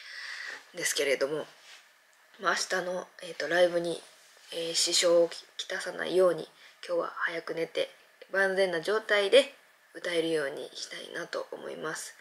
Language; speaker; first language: Japanese; native; Japanese